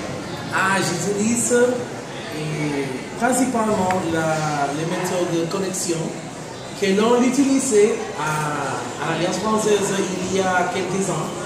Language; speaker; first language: French; non-native, learner; Spanish